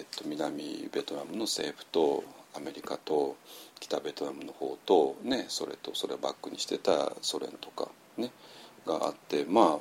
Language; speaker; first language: Japanese; native; Japanese